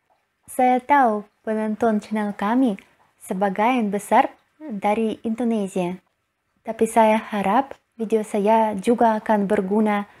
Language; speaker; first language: Indonesian; non-native, learner; Russian